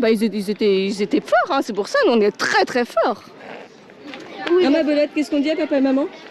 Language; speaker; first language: French; native; French